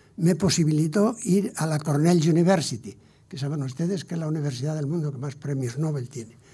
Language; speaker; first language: Spanish; native; Spanish